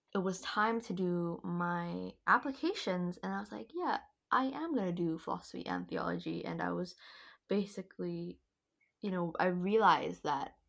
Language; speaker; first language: English; non-native, fluent; Indonesian